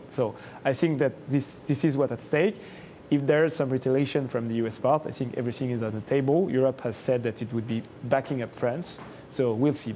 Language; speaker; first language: English; non-native, fluent; French